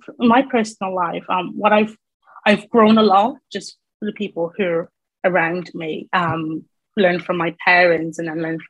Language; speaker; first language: English; native; English